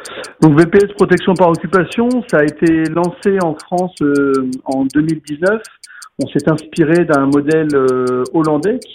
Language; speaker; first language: French; native; French